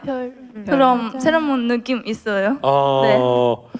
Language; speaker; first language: Korean; non-native, learner; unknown